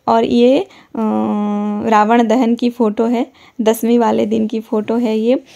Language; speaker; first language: Hindi; non-native, local second language; Odia